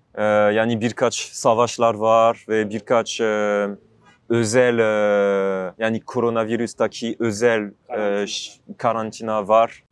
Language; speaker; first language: Turkish; non-native, fluent; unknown